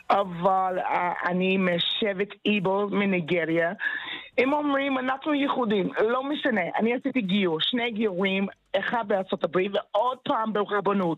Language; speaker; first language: Hebrew; non-native, learner; English